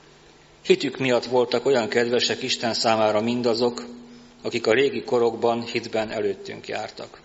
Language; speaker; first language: Hungarian; native; Hungarian